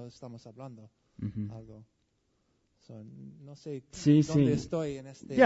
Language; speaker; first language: Spanish; non-native, learner; English